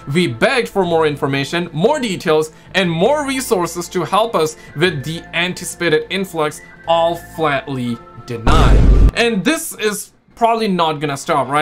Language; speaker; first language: English; native; English